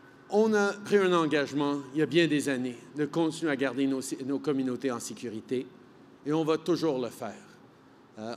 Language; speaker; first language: French; early bilingual, heritage; French